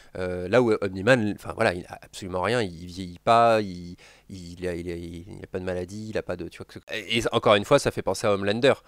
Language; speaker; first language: French; native; French